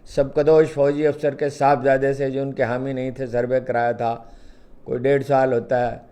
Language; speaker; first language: Urdu; native; Urdu